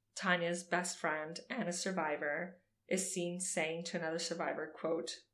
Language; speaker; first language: English; native; English